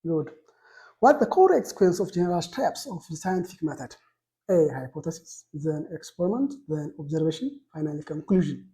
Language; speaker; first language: English; non-native, local second language; Amharic